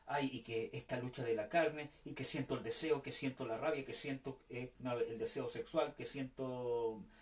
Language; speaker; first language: Spanish; native; Spanish